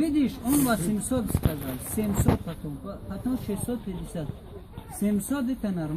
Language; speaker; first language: Russian; non-native, learner; Tajik